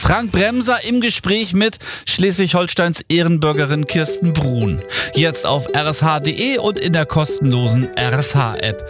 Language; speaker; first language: German; native; German